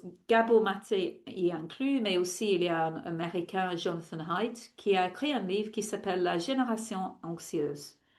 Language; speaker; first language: French; non-native, fluent; English